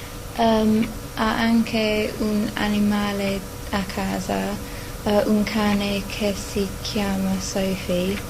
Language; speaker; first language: Italian; non-native, learner; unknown